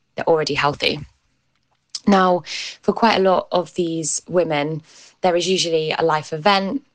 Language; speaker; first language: English; native; English